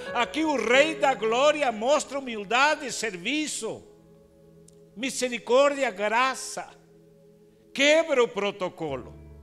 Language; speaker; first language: Portuguese; non-native, fluent; Spanish